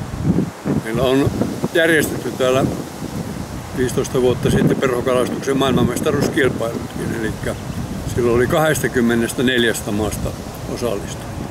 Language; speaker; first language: Finnish; native; Finnish